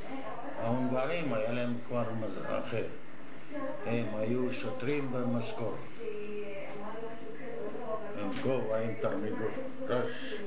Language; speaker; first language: Hebrew; non-native, fluent; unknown